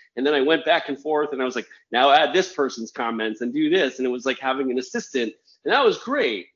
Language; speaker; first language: English; native; English